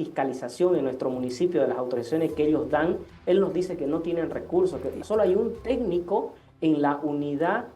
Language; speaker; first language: Spanish; native; Spanish